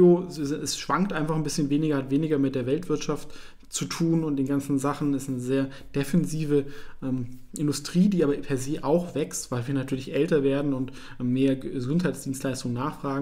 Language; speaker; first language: German; native; German